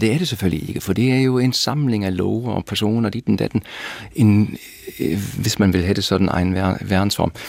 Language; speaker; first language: Danish; native; Danish